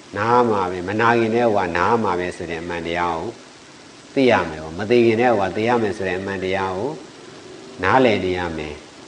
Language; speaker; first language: Burmese; native; Burmese